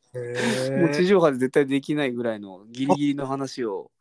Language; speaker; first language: Japanese; native; Japanese